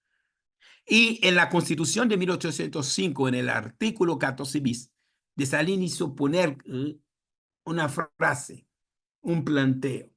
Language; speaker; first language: Spanish; non-native, fluent; Haitian Creole